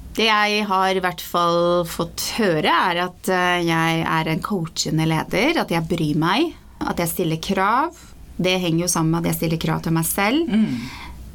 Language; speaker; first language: Norwegian; early bilingual, other home language; Persian